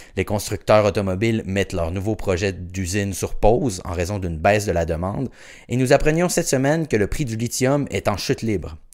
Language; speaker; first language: French; native; French